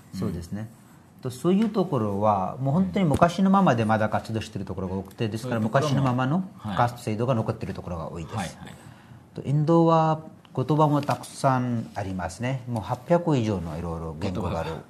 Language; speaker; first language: Japanese; non-native, fluent; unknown